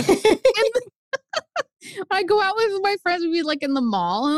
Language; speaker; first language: English; early bilingual, other home language; Spanish